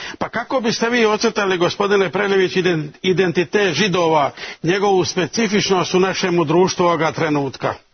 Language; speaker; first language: Croatian; native; Croatian